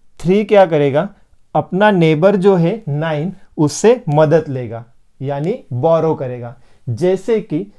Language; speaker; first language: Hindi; non-native, local second language; Marathi